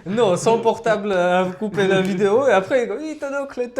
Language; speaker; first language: French; non-native, fluent; Georgian